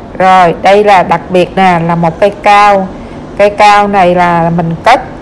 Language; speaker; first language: Vietnamese; native; Vietnamese